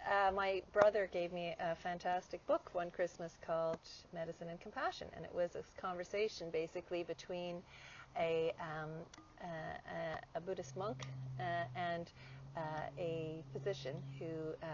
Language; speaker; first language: English; native; English